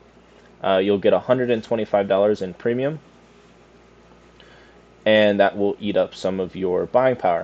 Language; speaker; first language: English; native; English